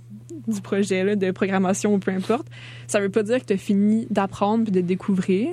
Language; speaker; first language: French; native; French